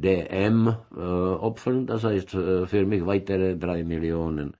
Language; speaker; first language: German; non-native, learner; Czech